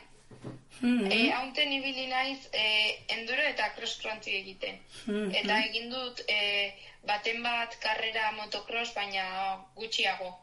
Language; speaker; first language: Basque; non-native, local second language; Spanish